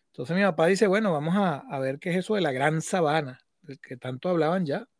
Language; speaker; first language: Spanish; native; Spanish